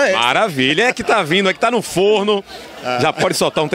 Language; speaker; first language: Portuguese; native; Portuguese